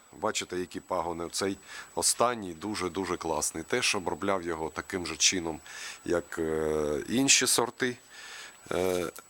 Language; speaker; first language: Ukrainian; native; Ukrainian